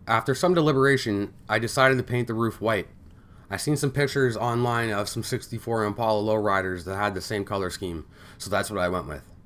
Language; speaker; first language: English; native; English